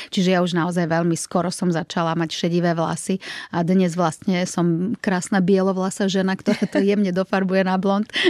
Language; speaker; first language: Slovak; native; Slovak